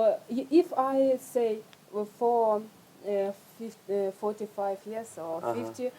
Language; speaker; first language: English; non-native, learner; Russian